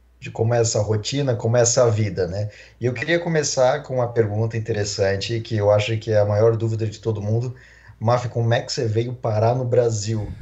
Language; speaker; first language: Portuguese; native; Portuguese